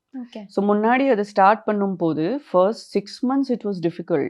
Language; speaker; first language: Tamil; non-native, fluent; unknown